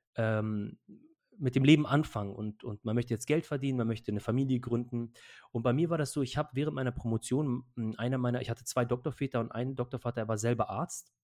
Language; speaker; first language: German; early bilingual, other home language; Arabic